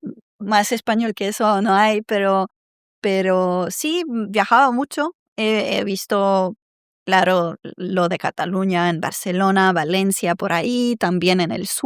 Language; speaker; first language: Spanish; non-native, fluent; Serbian